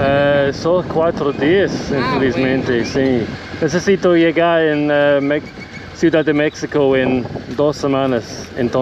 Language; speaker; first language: Spanish; non-native, learner; English